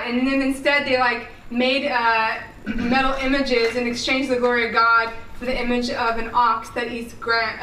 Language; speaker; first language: English; native; English